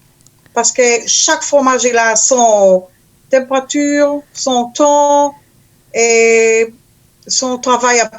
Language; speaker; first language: French; non-native, learner; Hebrew